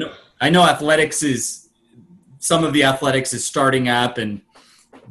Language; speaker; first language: English; native; English